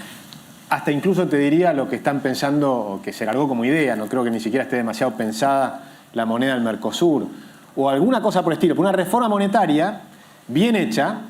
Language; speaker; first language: Spanish; native; Spanish